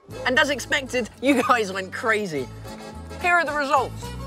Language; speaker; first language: English; native; English